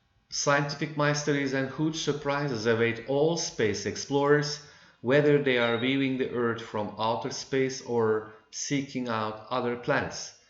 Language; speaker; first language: English; non-native, fluent; Turkish